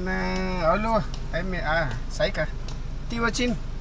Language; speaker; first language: Russian; non-native, learner; Malagasy